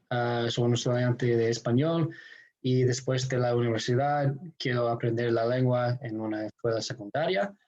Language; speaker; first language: Spanish; non-native, fluent; English